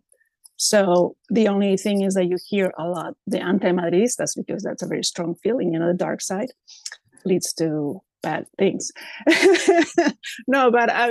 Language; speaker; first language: English; non-native, fluent; Spanish